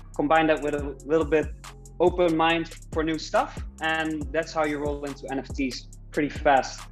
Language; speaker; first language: English; non-native, fluent; Dutch